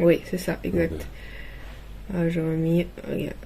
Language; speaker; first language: French; non-native, learner; Chinese